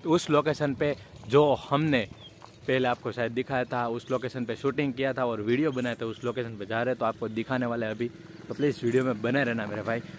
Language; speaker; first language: Hindi; non-native, local second language; Gujarati